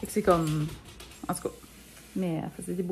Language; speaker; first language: French; native; French